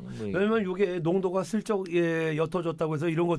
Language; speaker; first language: Korean; native; Korean